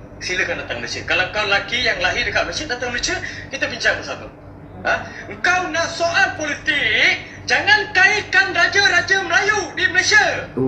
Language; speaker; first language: Malay; non-native, local second language; Tamil